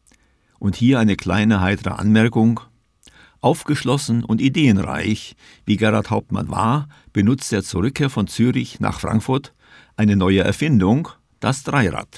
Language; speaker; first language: German; native; German